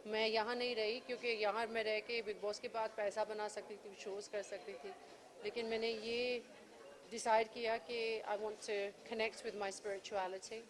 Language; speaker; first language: Hindi; early bilingual, heritage; English